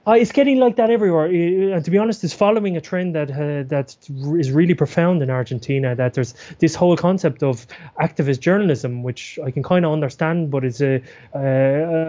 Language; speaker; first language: English; native; English